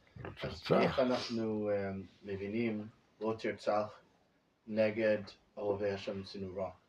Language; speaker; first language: Hebrew; non-native, learner; English